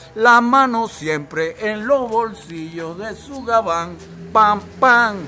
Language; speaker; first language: Spanish; native; Spanish